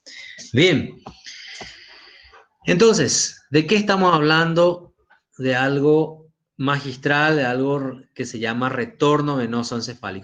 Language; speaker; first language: Spanish; native; Spanish